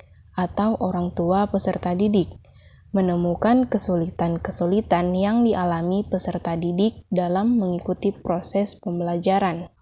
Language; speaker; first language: Indonesian; native; Indonesian